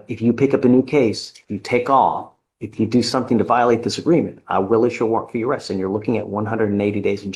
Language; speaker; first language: English; native; English